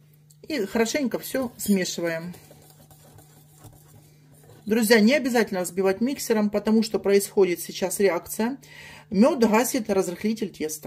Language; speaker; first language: Russian; native; Russian